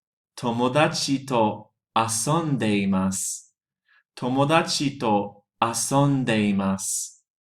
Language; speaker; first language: Japanese; non-native, fluent; English